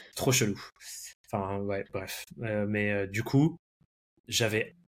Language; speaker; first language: French; native; French